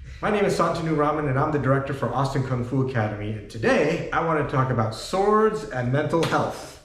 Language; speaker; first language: English; native; English